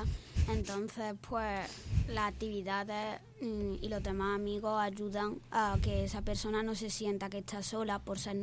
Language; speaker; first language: Spanish; native; Spanish